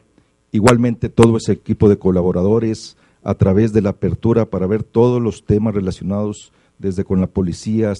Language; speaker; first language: Spanish; native; Spanish